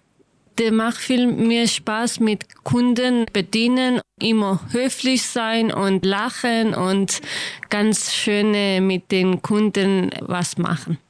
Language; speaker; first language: German; non-native, learner; Kurdish